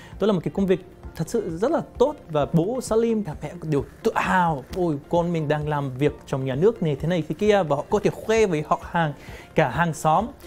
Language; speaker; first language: Vietnamese; non-native, fluent; Arabic